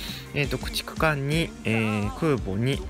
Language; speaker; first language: Japanese; native; Japanese